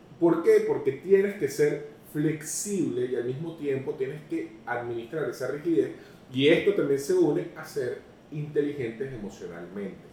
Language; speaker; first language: Spanish; native; Spanish